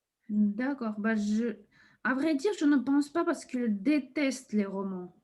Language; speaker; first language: French; non-native, fluent; Russian